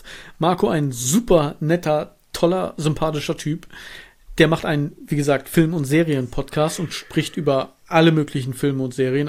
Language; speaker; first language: German; native; German